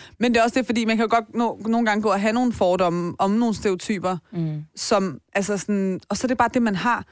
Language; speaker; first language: Danish; early bilingual, other home language; Persian